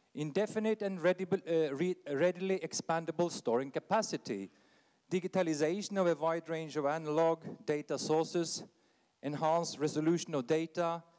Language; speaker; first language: English; non-native, fluent; Norwegian